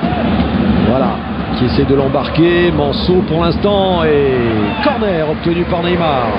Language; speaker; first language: French; native; French